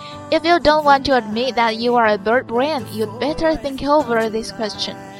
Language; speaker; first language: English; non-native, fluent; Chinese